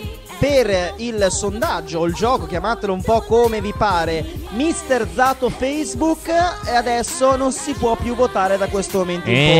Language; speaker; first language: Italian; native; Italian